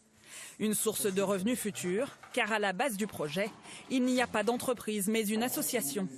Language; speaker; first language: French; native; French